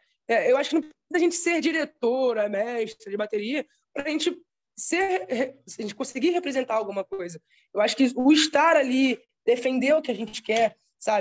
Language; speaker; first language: Portuguese; native; Portuguese